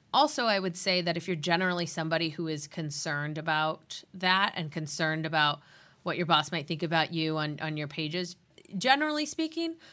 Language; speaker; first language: English; native; English